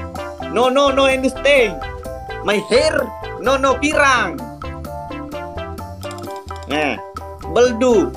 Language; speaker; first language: English; non-native, learner; Indonesian